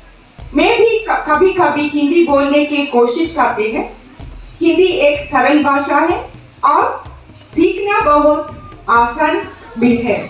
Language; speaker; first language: Hindi; non-native, local second language; Malayalam